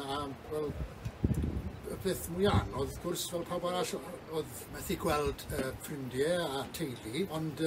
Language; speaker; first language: Welsh; native; Welsh